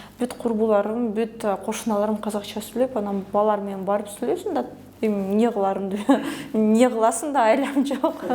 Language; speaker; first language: Kyrgyz; early bilingual, other home language; Russian